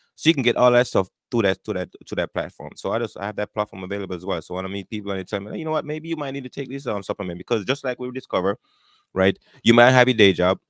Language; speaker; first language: English; non-native, local second language; Jamaican Creole English